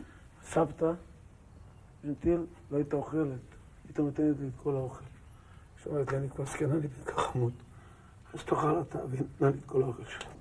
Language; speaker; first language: Hebrew; early bilingual, other home language; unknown